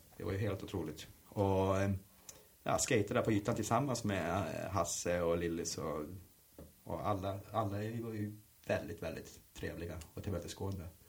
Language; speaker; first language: Swedish; native; Swedish